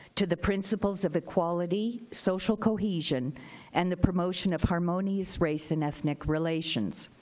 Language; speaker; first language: English; native; English